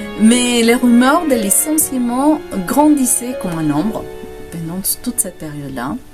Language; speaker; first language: French; non-native, fluent; Spanish